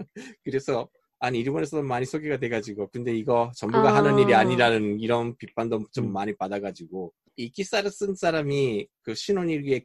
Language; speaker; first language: Korean; non-native, fluent; Japanese